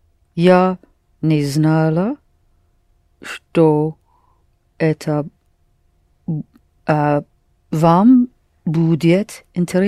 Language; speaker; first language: Russian; non-native, learner; English